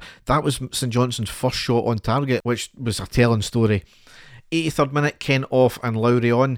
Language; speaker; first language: English; native; English